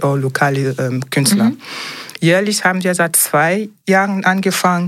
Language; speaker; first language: German; non-native, fluent; French